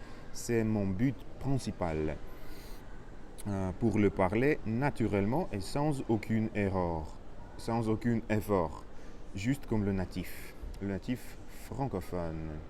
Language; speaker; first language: French; non-native, learner; Russian